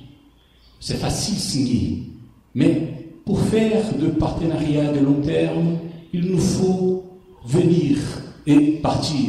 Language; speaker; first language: French; non-native, fluent; Portuguese